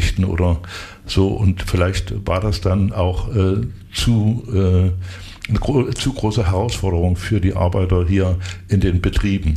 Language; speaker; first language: German; native; German